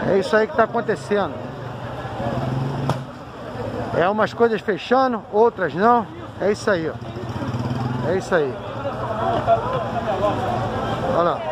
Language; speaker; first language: Portuguese; native; Portuguese